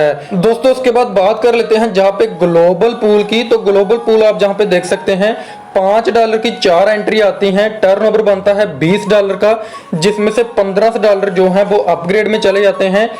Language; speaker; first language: Hindi; native; Hindi